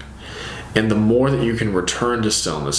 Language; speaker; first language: English; native; English